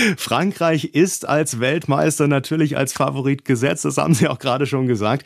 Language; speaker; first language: German; native; German